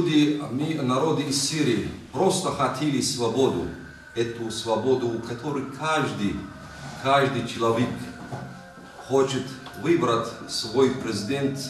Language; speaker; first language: Russian; non-native, learner; Arabic